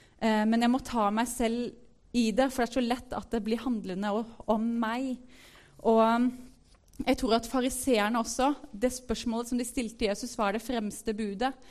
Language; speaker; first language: Norwegian; native; Norwegian